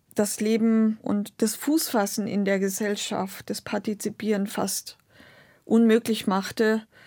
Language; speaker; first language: German; non-native, local second language; Romany